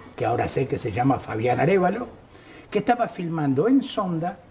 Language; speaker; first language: Spanish; native; Spanish